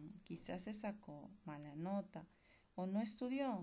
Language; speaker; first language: Spanish; native; Spanish